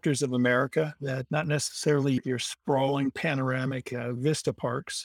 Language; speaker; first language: English; native; English